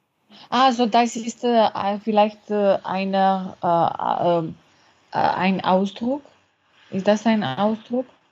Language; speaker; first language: German; non-native, learner; French